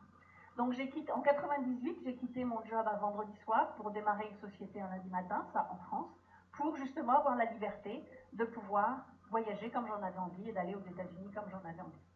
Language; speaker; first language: French; native; French